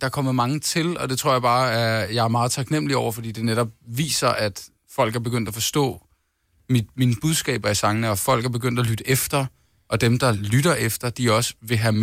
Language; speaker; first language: Danish; native; Danish